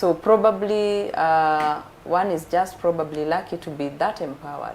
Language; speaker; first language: English; non-native, local second language; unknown